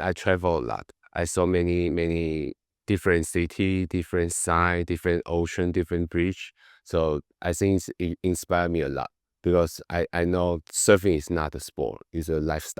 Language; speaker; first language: English; non-native, learner; Chinese